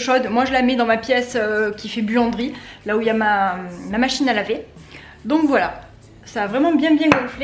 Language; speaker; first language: French; native; French